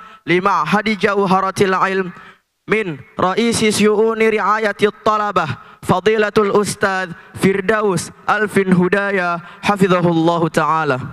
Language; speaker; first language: Arabic; non-native, learner; Indonesian